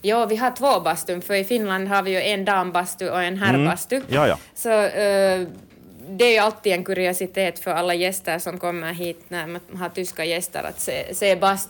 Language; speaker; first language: Swedish; native; Swedish